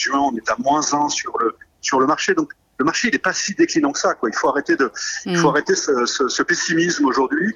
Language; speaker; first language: French; native; French